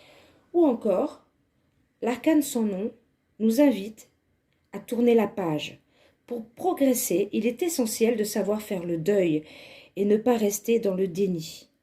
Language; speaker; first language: French; native; French